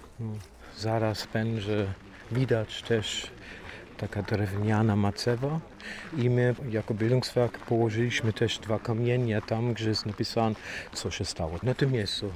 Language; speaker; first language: Polish; non-native, fluent; German